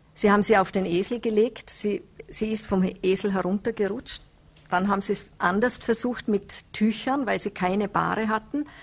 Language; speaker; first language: German; native; German